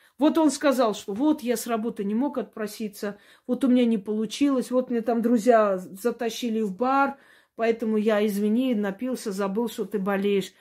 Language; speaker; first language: Russian; non-native, local second language; Armenian